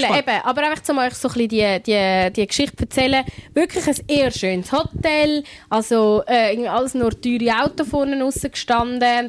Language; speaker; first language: German; native; German